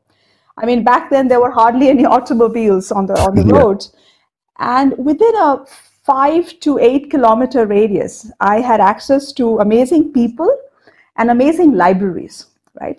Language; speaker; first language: English; non-native, local second language; Odia